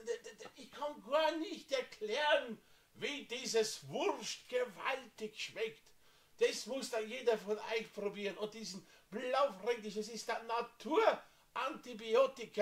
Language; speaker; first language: German; non-native, fluent; Slovenian